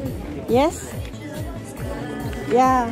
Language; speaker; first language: English; non-native, learner; Filipino